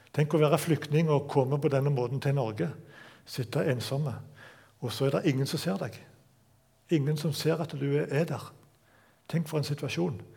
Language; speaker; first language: Norwegian; native; Norwegian